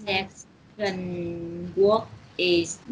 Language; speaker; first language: English; non-native, learner; Vietnamese